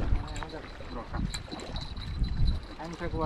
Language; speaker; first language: English; non-native, learner; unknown